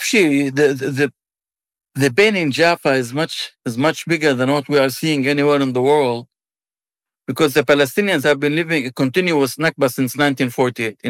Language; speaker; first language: English; non-native, fluent; Arabic